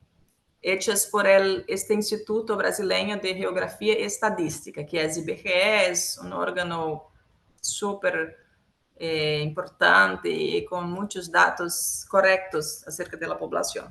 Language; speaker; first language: Spanish; non-native, local second language; Portuguese